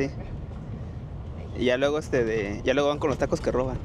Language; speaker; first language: Spanish; native; Spanish